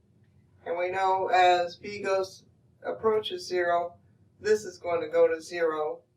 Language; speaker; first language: English; native; English